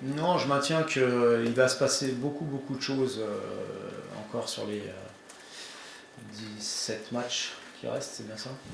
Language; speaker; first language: French; native; French